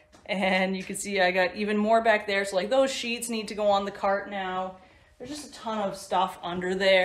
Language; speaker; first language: English; native; English